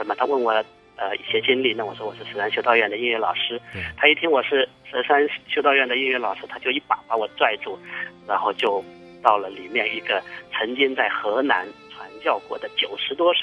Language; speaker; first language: Chinese; native; Chinese